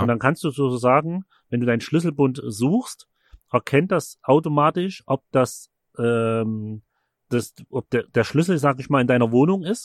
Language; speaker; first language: German; native; German